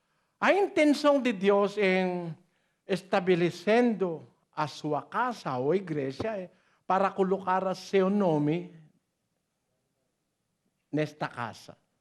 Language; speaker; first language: Portuguese; non-native, learner; Filipino